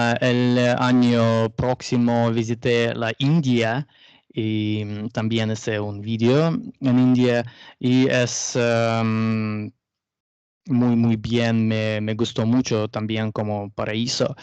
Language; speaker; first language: Spanish; non-native, learner; Russian